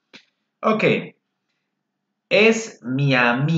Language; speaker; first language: Spanish; non-native, fluent; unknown